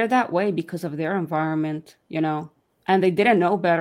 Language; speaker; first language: English; early bilingual, other home language; Yiddish